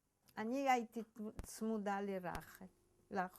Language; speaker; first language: Hebrew; early bilingual, other home language; Polish